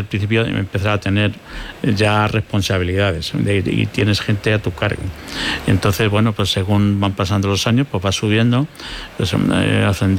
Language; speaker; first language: Spanish; native; Spanish